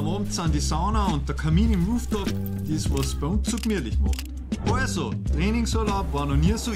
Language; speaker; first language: German; native; German